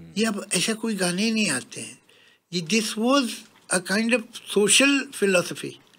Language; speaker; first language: Hindi; native; Hindi